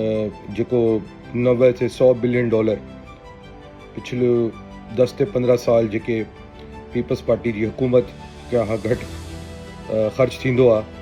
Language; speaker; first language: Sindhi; non-native, local second language; Urdu